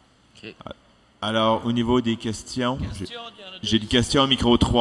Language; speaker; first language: French; native; French